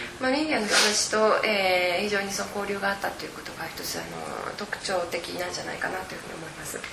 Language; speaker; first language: Japanese; native; Japanese